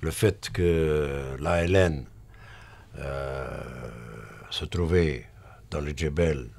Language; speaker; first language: French; non-native, local second language; Arabic